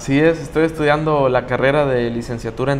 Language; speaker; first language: Spanish; native; Spanish